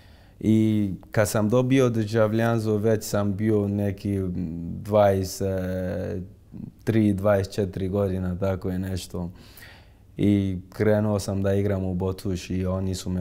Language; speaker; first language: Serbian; non-native, fluent; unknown